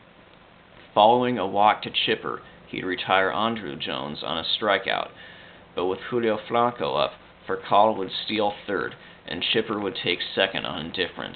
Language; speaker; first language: English; native; English